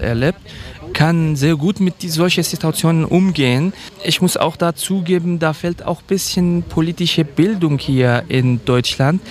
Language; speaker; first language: German; non-native, fluent; Kurdish